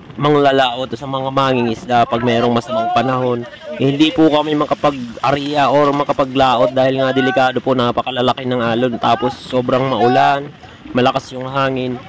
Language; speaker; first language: Filipino; non-native, local second language; Bikol